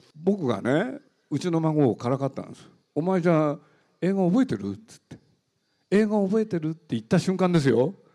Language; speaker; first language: Japanese; native; Japanese